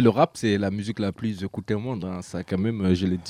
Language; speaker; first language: French; native; French